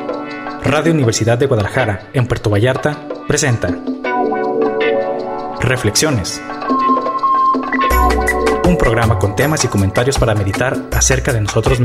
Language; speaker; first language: Spanish; native; Spanish